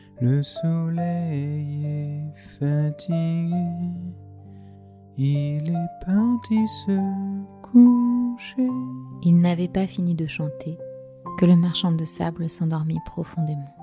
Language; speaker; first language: French; native; French